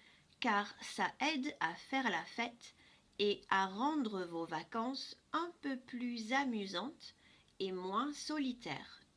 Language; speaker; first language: French; non-native, fluent; English